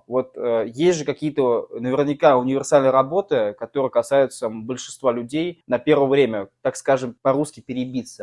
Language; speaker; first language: Russian; native; Russian